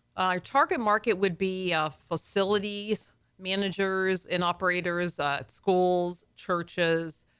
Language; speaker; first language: English; native; English